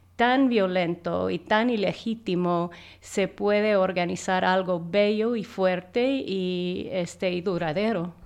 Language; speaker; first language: Spanish; non-native, fluent; English